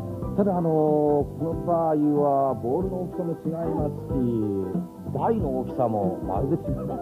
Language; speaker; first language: Japanese; native; Japanese